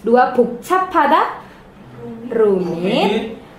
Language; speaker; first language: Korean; non-native, fluent; Indonesian